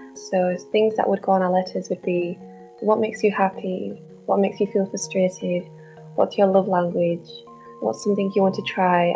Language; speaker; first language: English; native; English